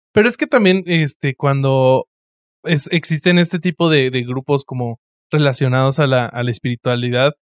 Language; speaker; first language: Spanish; native; Spanish